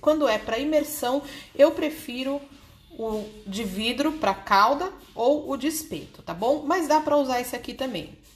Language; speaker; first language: Portuguese; native; Portuguese